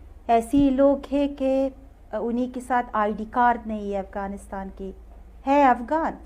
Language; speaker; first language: Hindi; non-native, learner; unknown